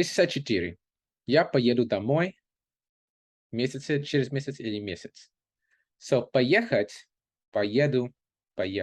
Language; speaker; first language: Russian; non-native, fluent; English